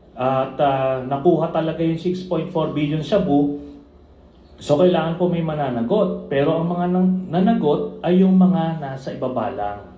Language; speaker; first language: Filipino; native; Filipino